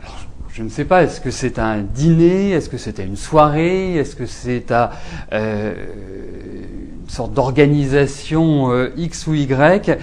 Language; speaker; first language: French; native; French